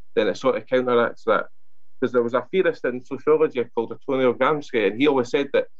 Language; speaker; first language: English; non-native, local second language; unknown